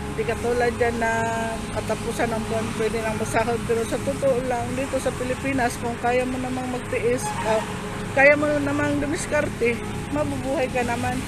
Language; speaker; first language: Filipino; non-native, local second language; Cebuano